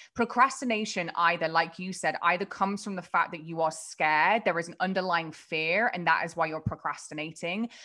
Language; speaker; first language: English; native; English